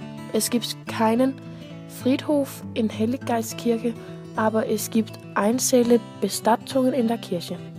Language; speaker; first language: German; non-native, learner; Danish